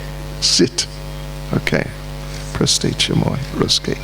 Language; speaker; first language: Russian; non-native, learner; English